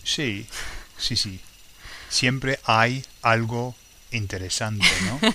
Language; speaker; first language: Spanish; non-native, fluent; English